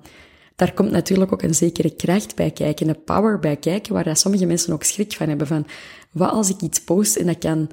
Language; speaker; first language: Dutch; native; Dutch